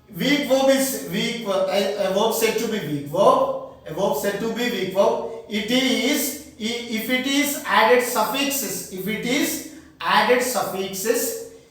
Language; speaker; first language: English; non-native, local second language; Telugu